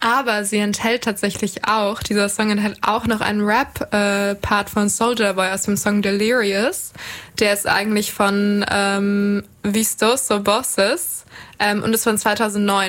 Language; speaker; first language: German; native; German